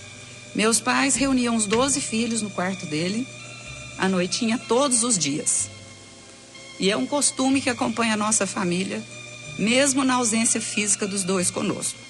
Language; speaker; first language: Portuguese; native; Portuguese